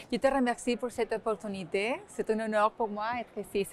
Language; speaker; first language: French; non-native, fluent; Spanish